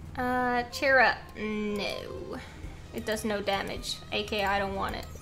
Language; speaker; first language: English; non-native, fluent; Norwegian